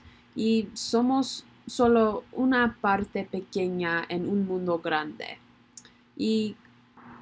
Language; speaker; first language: Spanish; non-native, learner; English